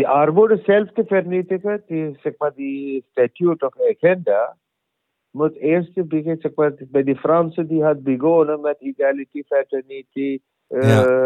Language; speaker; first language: Dutch; non-native, learner; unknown